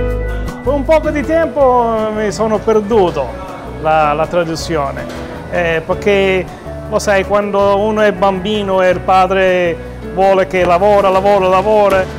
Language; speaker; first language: Italian; early bilingual, heritage; Italian